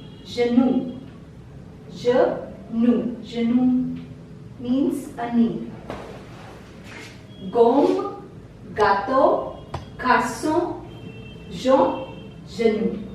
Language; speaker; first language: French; non-native, fluent; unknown